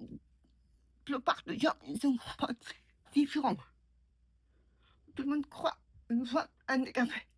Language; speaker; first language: French; non-native, learner; Mongolian